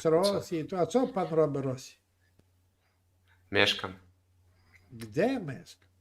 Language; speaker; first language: Polish; non-native, learner; Ukrainian